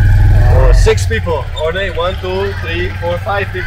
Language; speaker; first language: English; non-native, fluent; Dutch